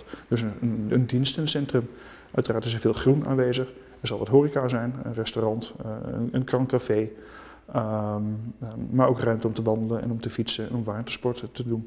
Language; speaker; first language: Dutch; native; Dutch